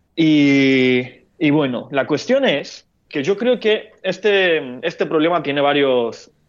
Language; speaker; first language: Spanish; non-native, fluent; Turkish